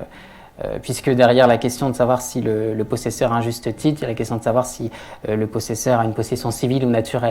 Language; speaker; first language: French; native; French